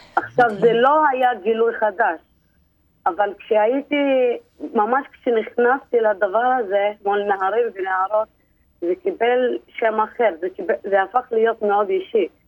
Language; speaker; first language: Hebrew; non-native, local second language; Arabic